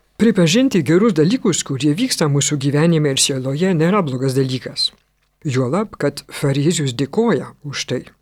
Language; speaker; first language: Lithuanian; non-native, fluent; French